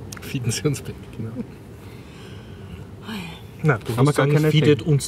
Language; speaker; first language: German; native; German